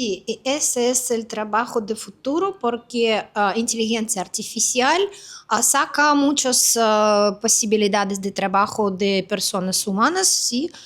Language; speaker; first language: Spanish; non-native, fluent; Russian